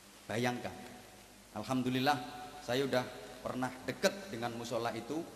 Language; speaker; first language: Malay; non-native, local second language; Javanese